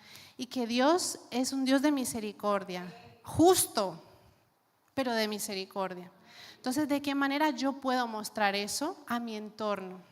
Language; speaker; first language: Spanish; native; Spanish